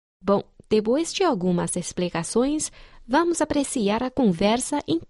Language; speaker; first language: Portuguese; non-native, fluent; Chinese